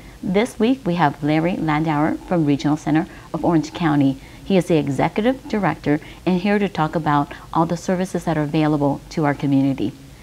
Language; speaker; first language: English; early bilingual, other home language; Vietnamese